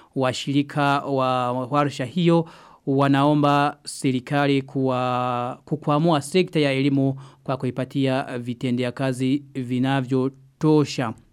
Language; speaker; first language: Swahili; non-native, local second language; Rundi